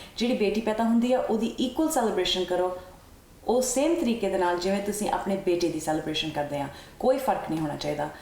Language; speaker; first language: Punjabi; early bilingual, heritage; Punjabi